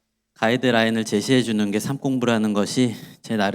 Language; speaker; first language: Korean; native; Korean